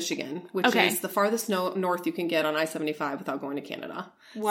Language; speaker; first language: English; native; English